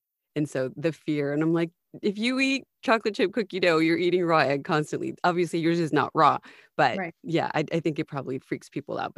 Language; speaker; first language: English; native; English